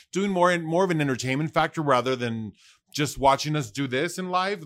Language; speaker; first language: English; early bilingual, other home language; Spanish